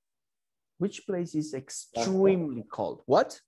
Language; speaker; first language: English; non-native, fluent; Spanish